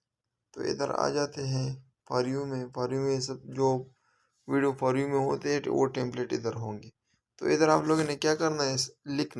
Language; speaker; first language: Hindi; non-native, local second language; Punjabi